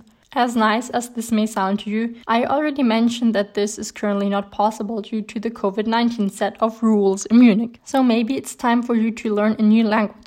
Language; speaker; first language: English; non-native, fluent; German